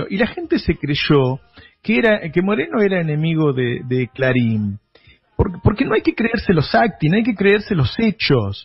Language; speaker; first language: Spanish; native; Spanish